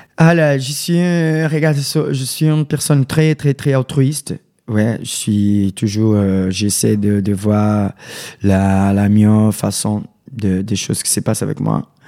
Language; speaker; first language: French; non-native, learner; Portuguese